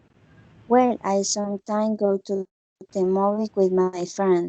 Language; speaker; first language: English; non-native, learner; Spanish